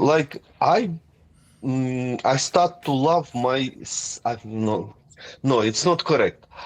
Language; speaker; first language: English; non-native, fluent; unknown